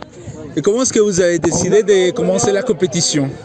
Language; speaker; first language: French; non-native, learner; Spanish